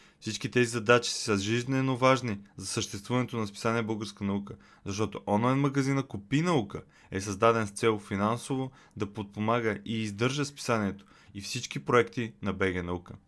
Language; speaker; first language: Bulgarian; native; Bulgarian